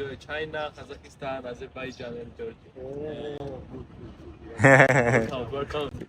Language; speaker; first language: English; non-native, learner; Georgian